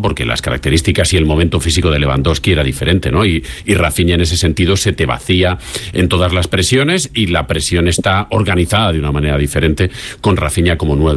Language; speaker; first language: Spanish; native; Spanish